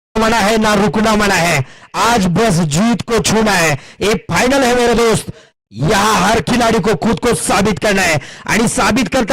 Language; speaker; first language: Hindi; non-native, local second language; Marathi